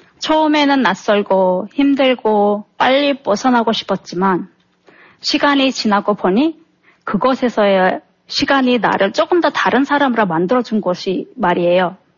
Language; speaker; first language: Korean; non-native, fluent; Turkmen